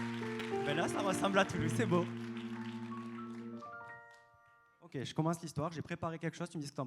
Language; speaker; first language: French; native; French